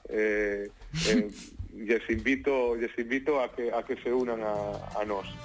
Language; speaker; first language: Galician; non-native, local second language; Spanish